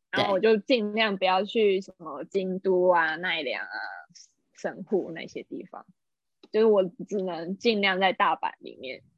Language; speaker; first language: Chinese; native; Chinese